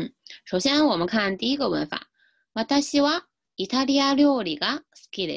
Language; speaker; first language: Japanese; non-native, fluent; Chinese